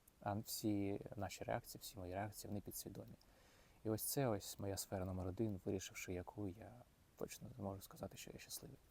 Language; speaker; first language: Ukrainian; non-native, local second language; Russian